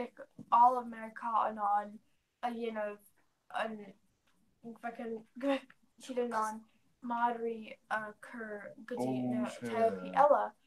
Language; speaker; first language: Irish; non-native, learner; English